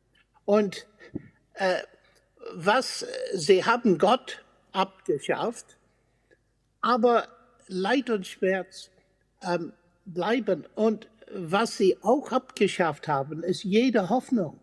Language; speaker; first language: German; non-native, fluent; English